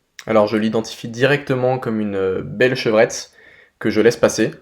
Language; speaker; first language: French; native; French